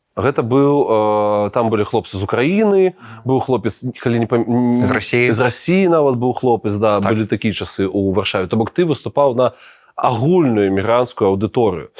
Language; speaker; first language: Belarusian; non-native, local second language; Russian